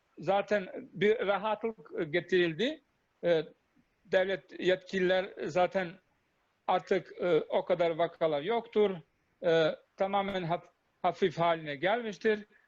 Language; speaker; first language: Turkish; non-native, fluent; Bosnian